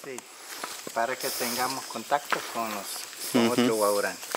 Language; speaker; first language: Spanish; non-native, local second language; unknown